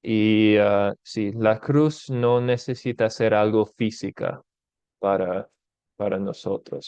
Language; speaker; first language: Spanish; non-native, fluent; English